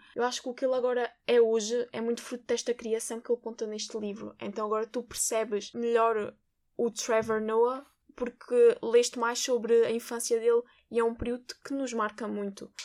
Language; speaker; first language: Portuguese; native; Portuguese